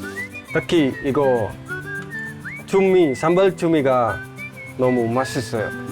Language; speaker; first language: Korean; non-native, learner; Indonesian